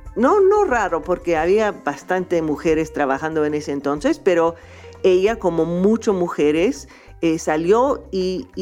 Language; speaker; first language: Spanish; non-native, fluent; English